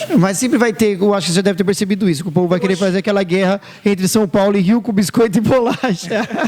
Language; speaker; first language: Portuguese; native; Portuguese